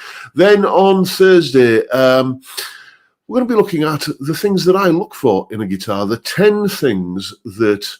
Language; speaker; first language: English; native; English